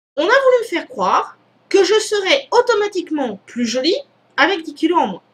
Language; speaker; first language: French; native; French